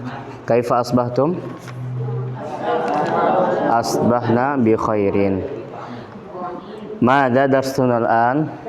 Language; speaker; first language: Arabic; non-native, fluent; Indonesian